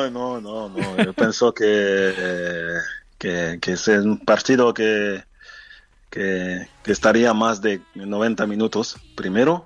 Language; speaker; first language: Spanish; non-native, fluent; French